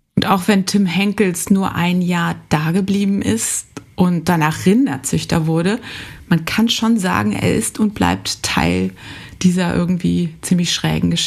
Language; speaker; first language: German; native; German